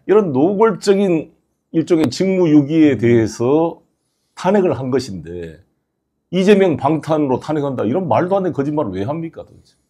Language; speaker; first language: Korean; native; Korean